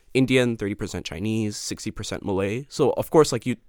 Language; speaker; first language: English; native; English